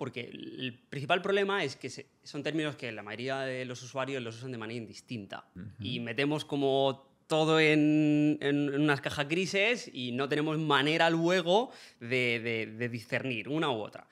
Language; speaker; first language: Spanish; native; Spanish